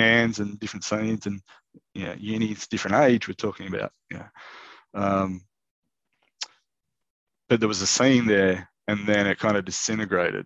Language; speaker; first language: English; native; English